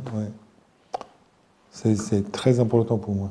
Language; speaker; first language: French; non-native, fluent; Japanese